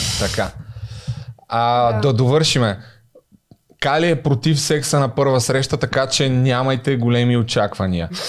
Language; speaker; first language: Bulgarian; native; Bulgarian